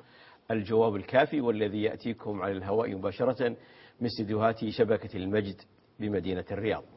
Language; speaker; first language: Arabic; native; Arabic